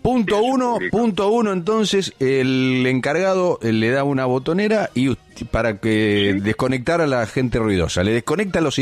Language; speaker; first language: Spanish; native; Spanish